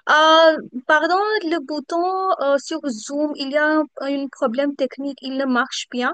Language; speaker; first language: French; non-native, fluent; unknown